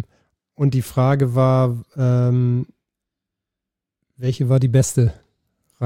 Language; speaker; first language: German; native; German